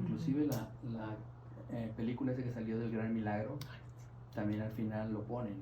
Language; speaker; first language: Spanish; native; Spanish